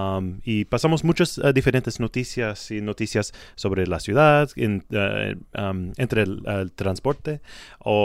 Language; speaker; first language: Spanish; non-native, learner; English